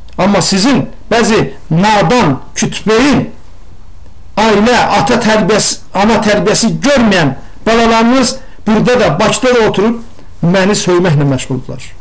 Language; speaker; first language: Azerbaijani; non-native, local second language; Talysh